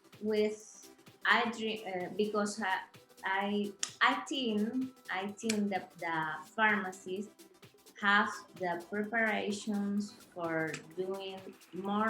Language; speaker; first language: English; non-native, learner; Spanish